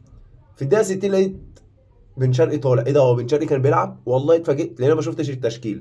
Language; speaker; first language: Arabic; native; Arabic